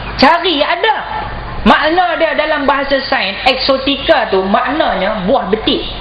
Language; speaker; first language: Malay; native; Malay